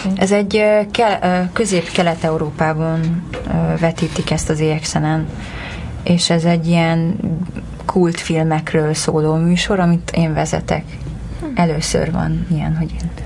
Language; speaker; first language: Hungarian; early bilingual, heritage; English